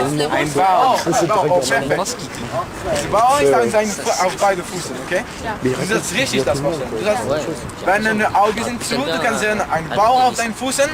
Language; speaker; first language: German; non-native, learner; French